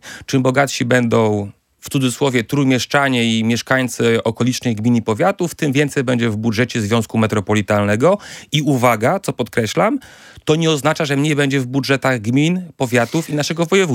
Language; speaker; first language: Polish; native; Polish